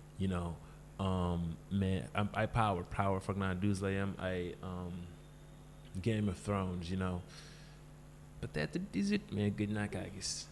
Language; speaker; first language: English; non-native, fluent; Wolof